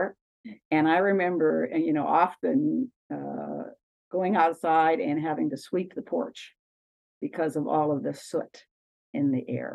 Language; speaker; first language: English; native; English